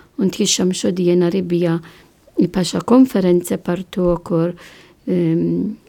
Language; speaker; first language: Latvian; non-native, learner; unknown